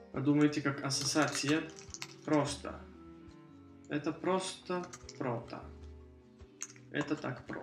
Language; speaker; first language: Russian; early bilingual, heritage; Russian